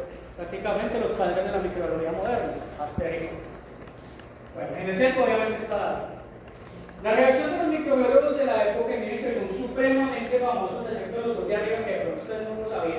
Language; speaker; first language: Spanish; native; Spanish